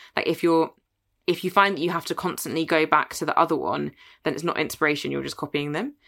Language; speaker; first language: English; native; English